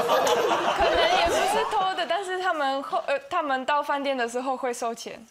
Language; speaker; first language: Chinese; non-native, fluent; Italian